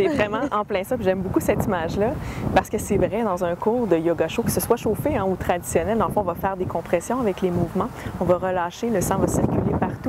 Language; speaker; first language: French; native; French